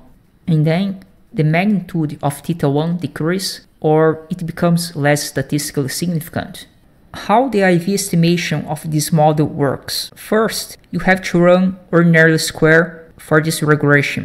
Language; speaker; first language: English; non-native, fluent; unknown